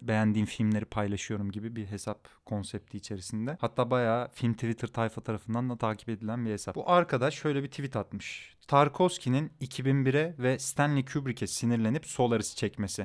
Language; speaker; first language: Turkish; native; Turkish